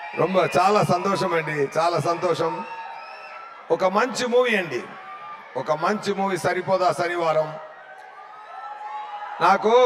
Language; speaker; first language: Telugu; non-native, fluent; Tamil